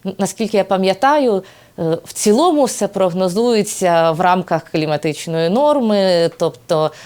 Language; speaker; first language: Ukrainian; native; Ukrainian